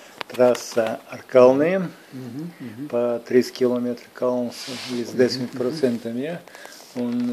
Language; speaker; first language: Latvian; non-native, local second language; Russian